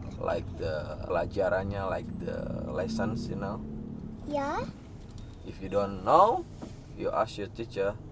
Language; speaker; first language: English; non-native, fluent; Indonesian